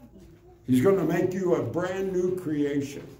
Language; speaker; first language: English; native; English